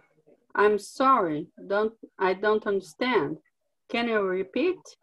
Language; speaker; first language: English; non-native, learner; Portuguese